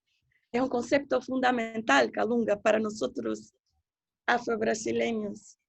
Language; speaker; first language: Spanish; non-native, fluent; Portuguese